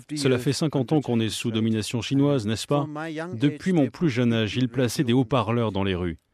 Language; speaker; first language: French; non-native, fluent; Chinese